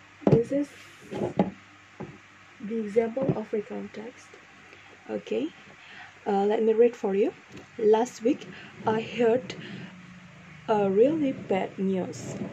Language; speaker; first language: English; non-native, fluent; Indonesian